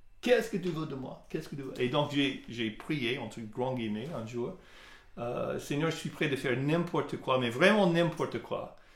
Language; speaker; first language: French; non-native, fluent; English